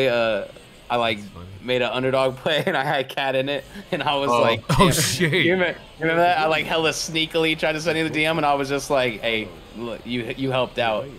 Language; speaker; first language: English; native; English